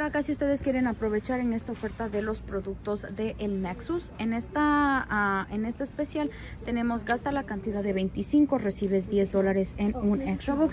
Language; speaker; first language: Spanish; native; Spanish